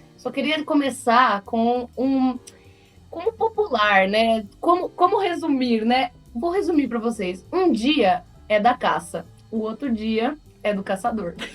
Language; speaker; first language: Portuguese; native; Portuguese